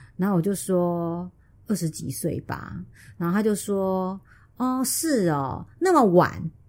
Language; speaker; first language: Chinese; native; Chinese